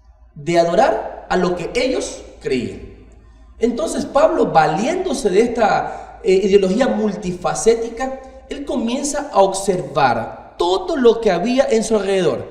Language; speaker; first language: Spanish; native; Spanish